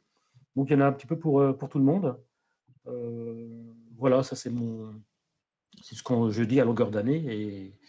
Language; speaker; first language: French; native; French